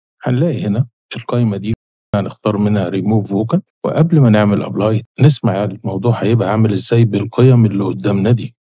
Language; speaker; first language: Arabic; native; Arabic